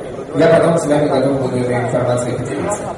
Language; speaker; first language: Russian; native; Russian